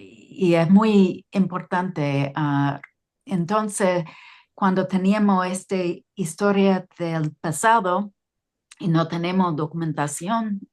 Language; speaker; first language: Spanish; non-native, learner; English